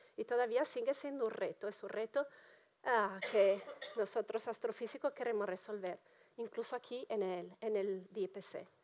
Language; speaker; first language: Spanish; non-native, fluent; Italian